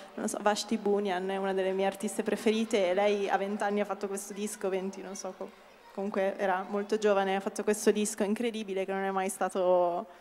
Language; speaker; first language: Italian; native; Italian